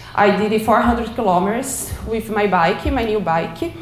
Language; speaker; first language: English; non-native, learner; Portuguese